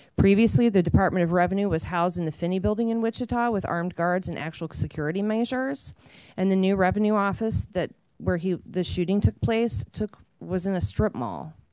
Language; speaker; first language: English; native; English